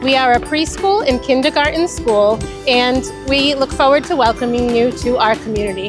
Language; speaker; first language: English; native; English